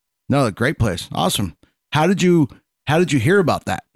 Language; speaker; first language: English; native; English